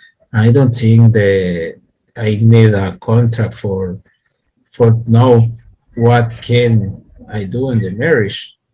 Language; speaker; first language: English; non-native, learner; Spanish